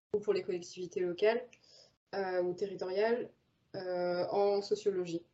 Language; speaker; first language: French; native; French